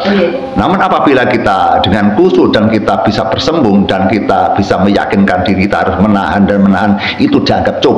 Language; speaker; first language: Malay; non-native, local second language; Javanese